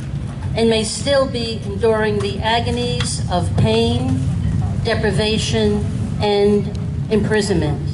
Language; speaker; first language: English; native; English